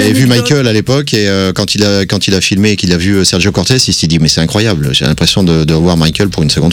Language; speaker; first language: French; native; French